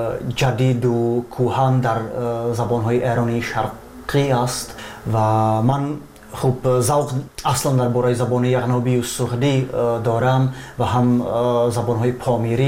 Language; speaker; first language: Persian; non-native, fluent; Czech